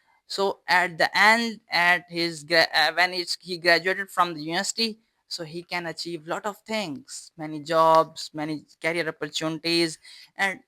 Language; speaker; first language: English; non-native, fluent; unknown